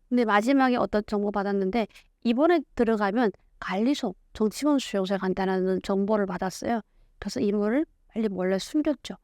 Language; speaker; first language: Korean; native; Korean